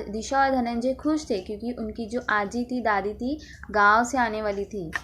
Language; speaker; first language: Hindi; non-native, local second language; Marathi